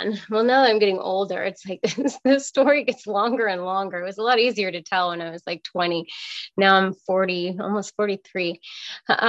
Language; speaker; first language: English; native; English